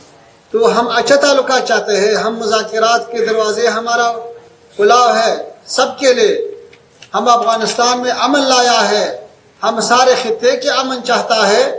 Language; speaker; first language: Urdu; non-native, fluent; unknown